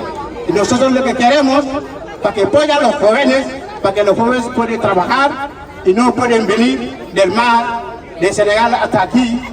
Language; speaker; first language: Spanish; non-native, learner; Wolof